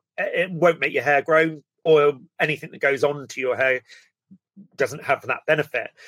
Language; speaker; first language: English; native; English